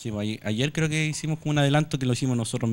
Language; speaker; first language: Spanish; native; Spanish